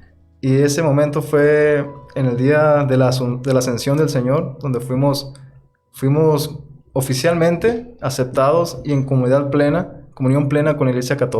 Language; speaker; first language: Spanish; native; Spanish